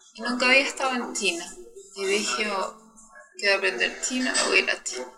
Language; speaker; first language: Spanish; native; Spanish